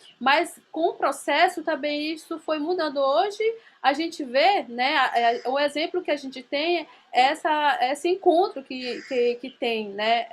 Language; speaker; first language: Portuguese; non-native, local second language; Ticuna